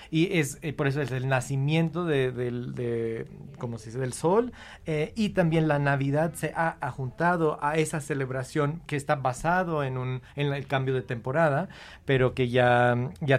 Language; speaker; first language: Spanish; early bilingual, heritage; Spanish